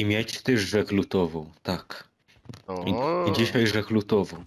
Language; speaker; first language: Polish; native; Polish